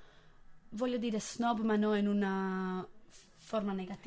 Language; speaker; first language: Italian; non-native, fluent; English